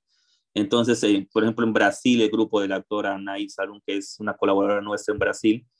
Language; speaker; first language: Spanish; native; Spanish